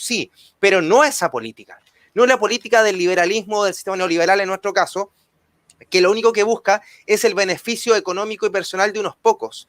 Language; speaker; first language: Spanish; native; Spanish